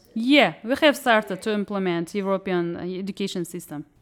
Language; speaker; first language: English; non-native, fluent; Uzbek